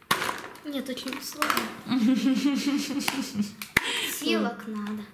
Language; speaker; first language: Russian; non-native, local second language; Lithuanian